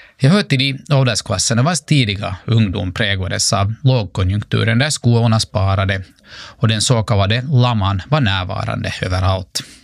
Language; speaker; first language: Swedish; native; Swedish